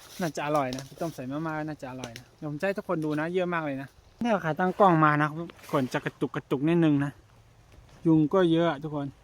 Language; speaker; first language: Thai; non-native, local second language; Shan